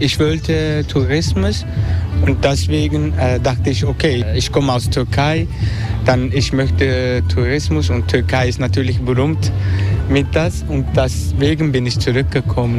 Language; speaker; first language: German; non-native, learner; Turkish